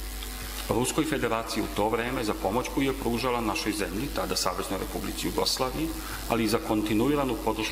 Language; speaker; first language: Serbian; native; Serbian